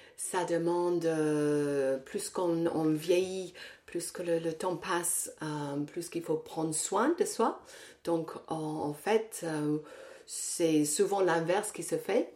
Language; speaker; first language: French; non-native, fluent; English